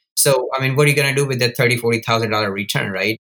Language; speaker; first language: English; non-native, local second language; Gujarati